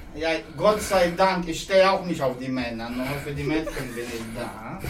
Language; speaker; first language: German; non-native, fluent; Russian